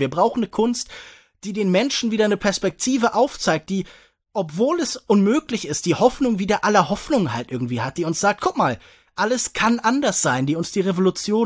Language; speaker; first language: German; native; German